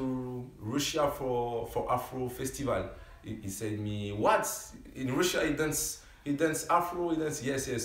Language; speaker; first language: English; non-native, learner; French